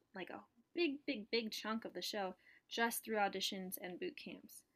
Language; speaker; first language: English; native; English